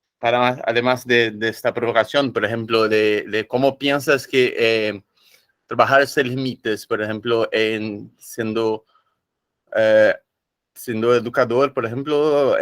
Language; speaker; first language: Spanish; non-native, fluent; Portuguese